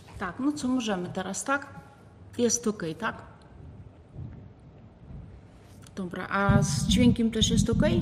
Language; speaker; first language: Polish; non-native, fluent; Ukrainian